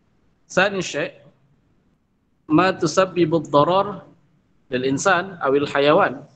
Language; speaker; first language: Arabic; non-native, fluent; Indonesian